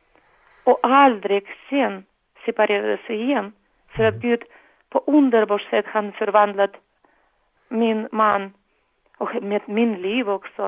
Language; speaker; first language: Swedish; non-native, fluent; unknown